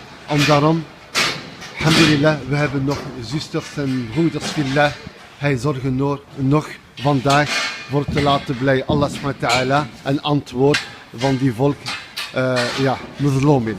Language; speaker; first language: Dutch; non-native, learner; French